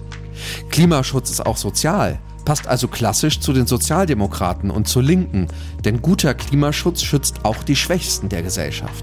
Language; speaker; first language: German; native; German